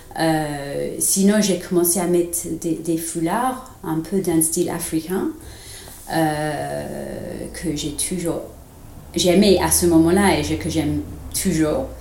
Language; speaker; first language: French; non-native, fluent; English